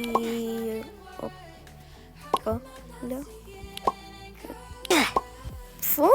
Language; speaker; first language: Bulgarian; early bilingual, heritage; Bulgarian